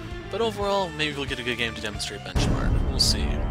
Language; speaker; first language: English; native; English